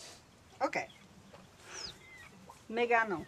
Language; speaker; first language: Spanish; non-native, learner; English